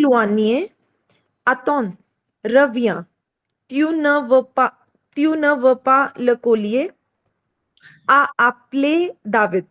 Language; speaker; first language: French; non-native, learner; Hindi